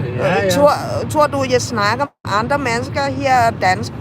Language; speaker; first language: Danish; non-native, learner; Thai